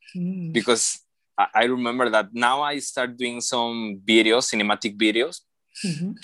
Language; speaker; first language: English; non-native, learner; Spanish